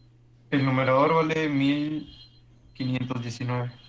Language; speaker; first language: Spanish; native; Spanish